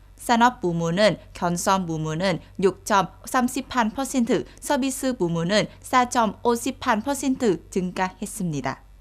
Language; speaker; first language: Korean; non-native, fluent; Vietnamese